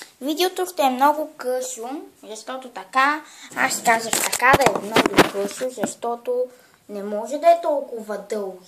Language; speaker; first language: Bulgarian; early bilingual, heritage; Bulgarian